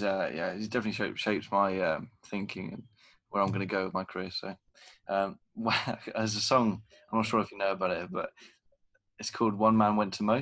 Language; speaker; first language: English; native; English